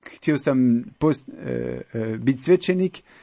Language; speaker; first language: Croatian; non-native, learner; French